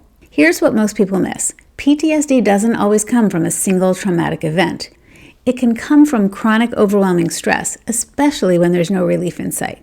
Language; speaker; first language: English; native; English